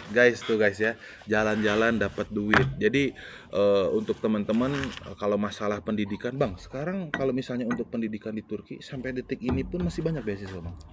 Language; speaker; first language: Indonesian; native; Indonesian